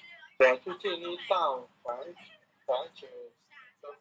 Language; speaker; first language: Chinese; non-native, learner; Khmer